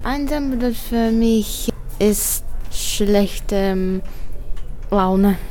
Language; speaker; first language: German; non-native, learner; Russian